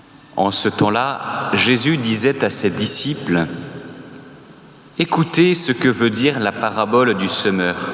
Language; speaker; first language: French; native; French